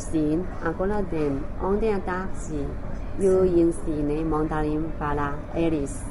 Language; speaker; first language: Portuguese; non-native, learner; Chinese